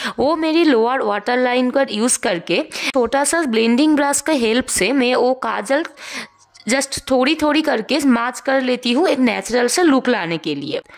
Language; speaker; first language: Hindi; non-native, local second language; Bangla